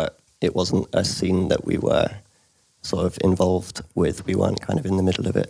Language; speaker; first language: English; native; English